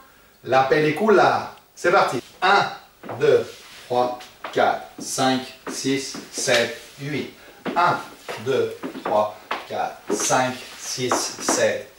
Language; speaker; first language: French; native; French